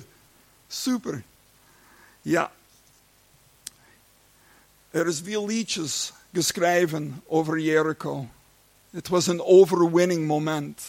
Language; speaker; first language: Dutch; non-native, learner; English